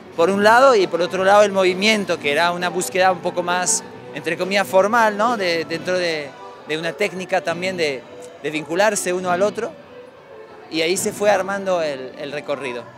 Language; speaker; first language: Spanish; non-native, fluent; French